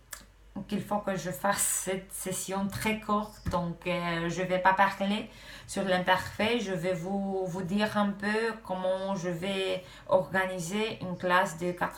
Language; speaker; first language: French; non-native, fluent; Romanian